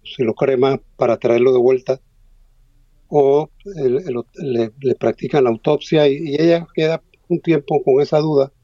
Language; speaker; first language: Spanish; native; Spanish